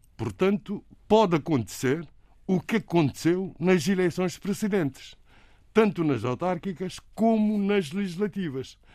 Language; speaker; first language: Portuguese; non-native, local second language; Kabuverdianu